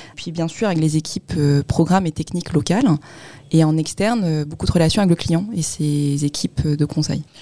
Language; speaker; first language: French; native; French